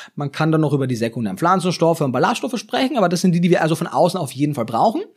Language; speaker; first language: German; native; German